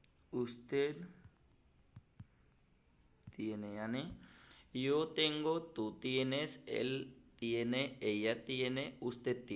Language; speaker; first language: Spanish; non-native, learner; Hindi